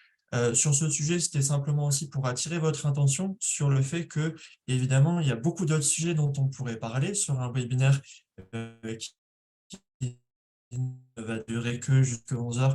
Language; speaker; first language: French; native; French